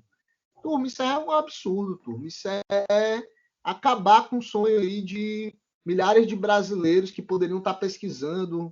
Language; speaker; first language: Portuguese; native; Portuguese